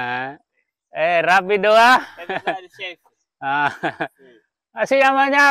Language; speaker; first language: Portuguese; non-native, learner; Vietnamese